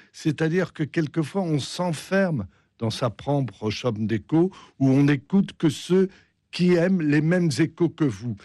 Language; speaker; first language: French; native; French